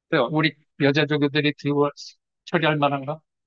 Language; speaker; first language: Korean; native; Korean